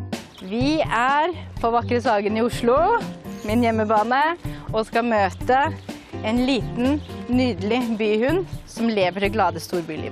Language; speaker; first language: Norwegian; native; Norwegian